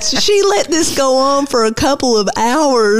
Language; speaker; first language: English; native; English